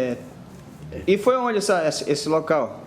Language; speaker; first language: Portuguese; native; Portuguese